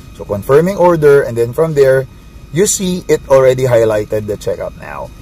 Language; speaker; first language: English; non-native, local second language; Filipino